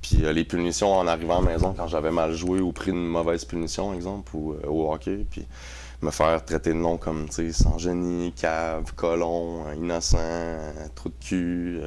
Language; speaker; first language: French; native; French